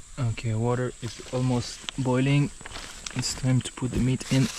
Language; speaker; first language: English; non-native, fluent; French